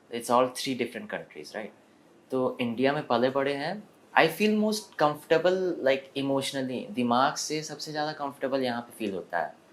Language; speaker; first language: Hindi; early bilingual, other home language; Korean